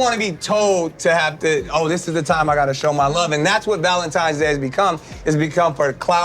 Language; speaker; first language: English; native; English